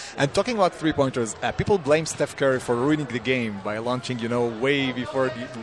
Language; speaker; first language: English; non-native, fluent; Hebrew